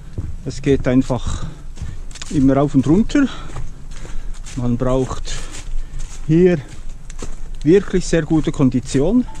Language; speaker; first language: German; native; German